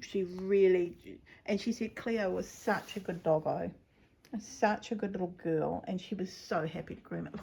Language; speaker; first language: English; native; English